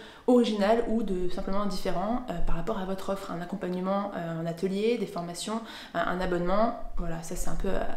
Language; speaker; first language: French; native; French